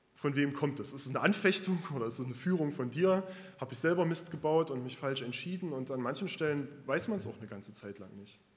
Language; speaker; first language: German; native; German